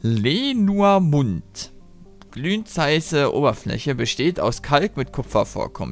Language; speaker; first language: German; native; German